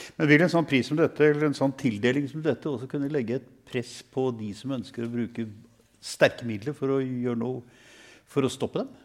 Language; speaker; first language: Norwegian; native; Norwegian